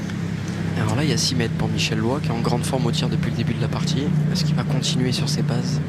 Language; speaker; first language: French; native; French